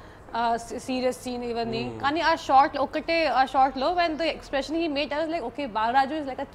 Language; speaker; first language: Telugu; non-native, local second language; Hindi